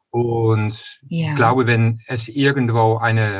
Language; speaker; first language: German; non-native, fluent; Dutch